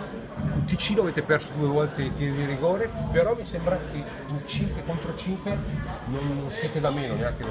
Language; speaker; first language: Italian; native; Italian